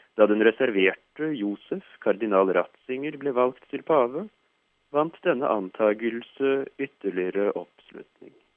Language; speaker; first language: Norwegian; native; Norwegian